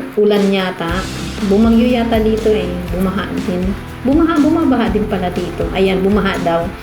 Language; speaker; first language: Filipino; non-native, local second language; Cebuano